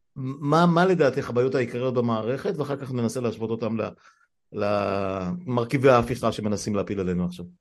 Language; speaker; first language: Hebrew; native; Hebrew